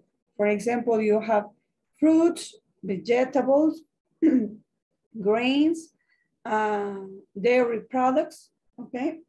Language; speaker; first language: English; non-native, learner; Spanish